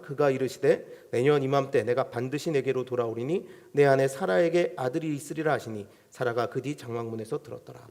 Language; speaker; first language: Korean; native; Korean